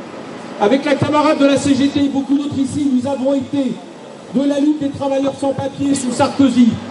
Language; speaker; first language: French; native; French